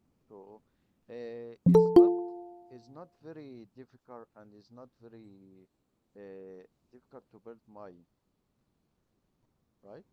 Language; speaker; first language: English; non-native, learner; Arabic